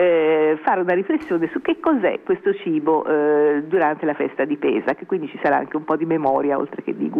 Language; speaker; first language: Italian; native; Italian